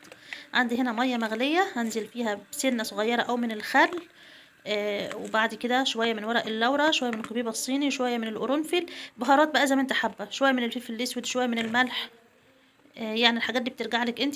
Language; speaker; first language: Arabic; native; Arabic